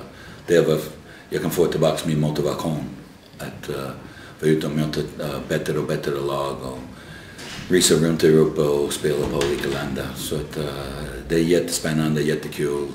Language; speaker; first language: Swedish; non-native, fluent; English